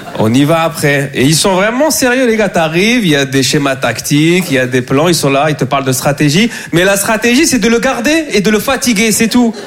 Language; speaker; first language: French; native; French